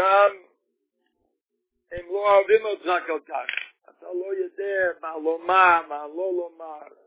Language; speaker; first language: Hebrew; non-native, fluent; Yiddish